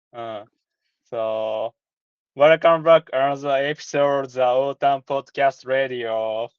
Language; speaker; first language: English; non-native, learner; Japanese